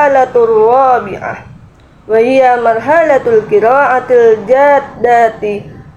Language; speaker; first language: Arabic; non-native, learner; Indonesian